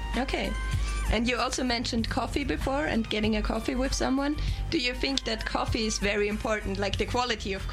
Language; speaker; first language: English; non-native, fluent; Romanian